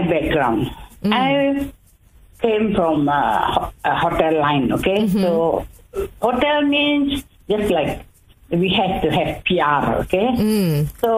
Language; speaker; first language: English; non-native, local second language; Tamil